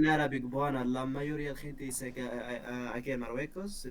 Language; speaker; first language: Spanish; non-native, learner; Arabic